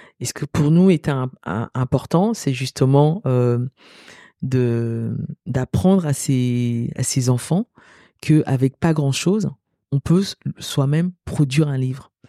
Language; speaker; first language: French; early bilingual, other home language; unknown